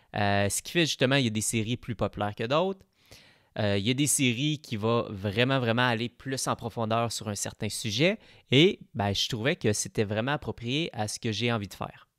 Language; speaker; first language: French; native; French